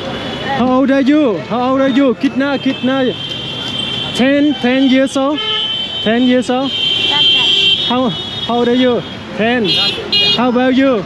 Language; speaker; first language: English; non-native, learner; Vietnamese